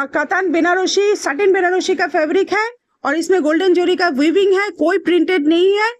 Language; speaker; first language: Hindi; non-native, local second language; Bangla